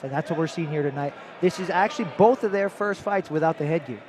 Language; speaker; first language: English; native; English